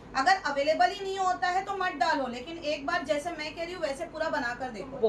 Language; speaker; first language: Hindi; native; Hindi